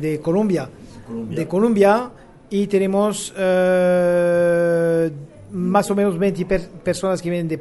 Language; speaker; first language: Spanish; non-native, fluent; French